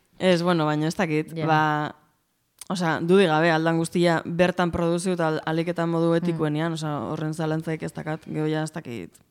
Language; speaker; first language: Basque; native; Basque